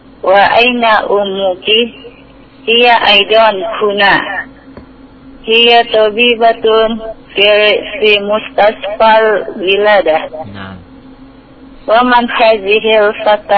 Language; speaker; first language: Arabic; non-native, learner; Indonesian